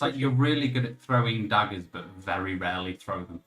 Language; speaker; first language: English; native; English